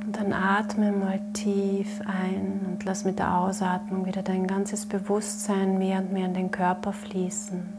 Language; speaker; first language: German; native; German